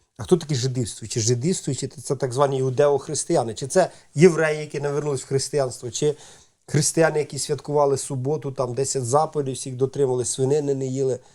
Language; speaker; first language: Ukrainian; native; Ukrainian